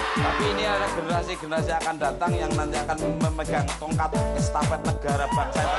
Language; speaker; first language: Indonesian; native; Indonesian